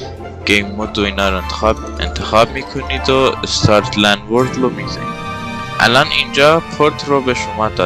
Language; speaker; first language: Persian; native; Persian